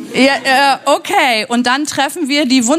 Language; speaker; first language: German; native; German